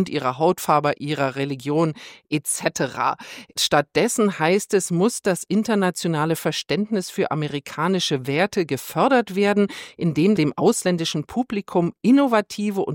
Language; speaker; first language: German; native; German